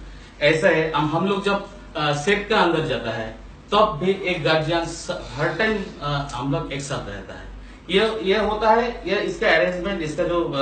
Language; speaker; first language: Hindi; non-native, local second language; Bangla